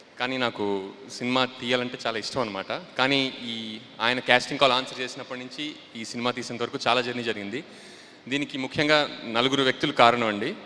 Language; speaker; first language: Telugu; native; Telugu